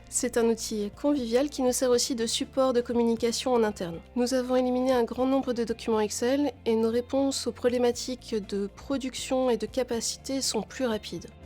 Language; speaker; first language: French; native; French